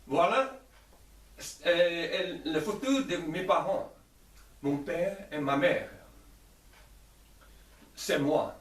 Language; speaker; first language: French; non-native, learner; Chinese